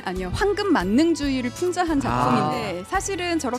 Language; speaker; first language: Korean; native; Korean